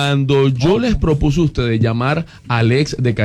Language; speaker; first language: Spanish; native; Spanish